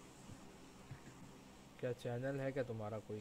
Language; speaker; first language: Hindi; native; Hindi